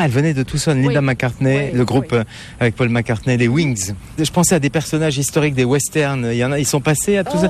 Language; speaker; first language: French; native; French